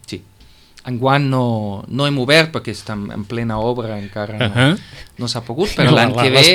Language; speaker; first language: Catalan; non-native, fluent; German